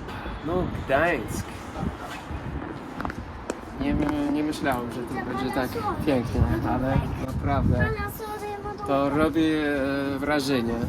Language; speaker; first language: Polish; non-native, learner; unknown